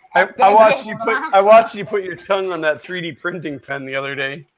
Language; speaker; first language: English; native; English